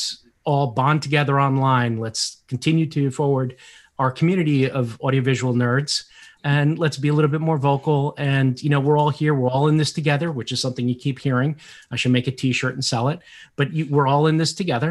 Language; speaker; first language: English; early bilingual, other home language; Portuguese